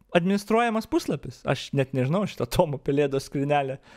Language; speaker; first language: Lithuanian; native; Lithuanian